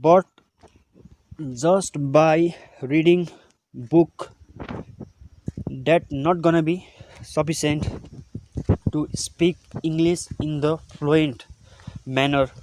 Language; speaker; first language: English; non-native, local second language; Nepali